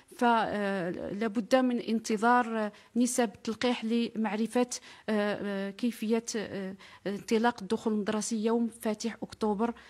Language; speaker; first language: Arabic; native; Arabic